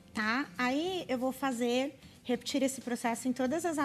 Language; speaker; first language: Portuguese; native; Portuguese